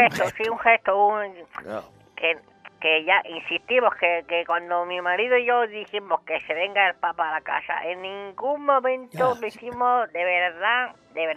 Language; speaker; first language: Spanish; native; Spanish